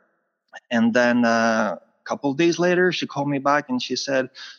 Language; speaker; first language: English; non-native, fluent; French